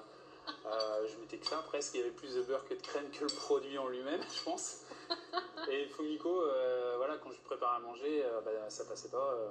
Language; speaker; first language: French; native; French